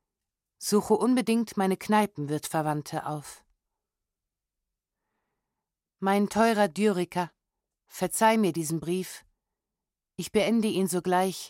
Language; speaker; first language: German; native; German